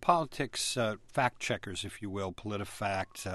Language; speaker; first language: English; native; English